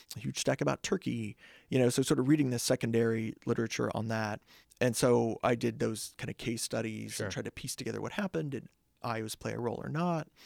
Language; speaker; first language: English; native; English